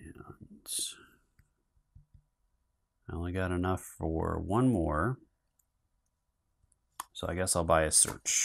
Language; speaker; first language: English; native; English